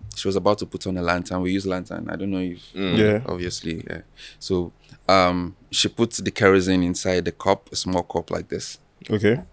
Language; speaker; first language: English; non-native, local second language; Yoruba